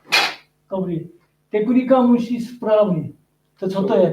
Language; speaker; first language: Czech; non-native, learner; Korean